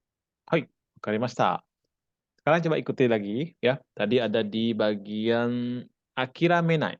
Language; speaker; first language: Indonesian; native; Indonesian